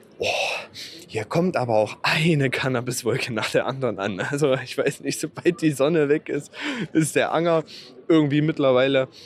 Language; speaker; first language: German; native; German